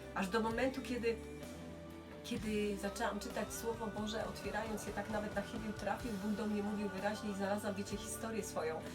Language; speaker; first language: Polish; native; Polish